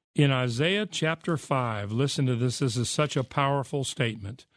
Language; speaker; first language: English; native; English